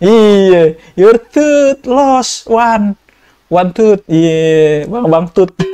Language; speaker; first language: English; non-native, learner; Indonesian